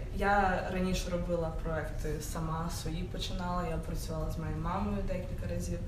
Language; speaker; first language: Ukrainian; non-native, local second language; English